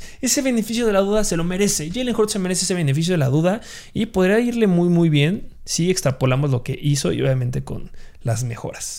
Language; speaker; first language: Spanish; native; Spanish